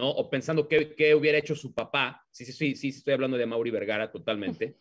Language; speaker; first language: Spanish; native; Spanish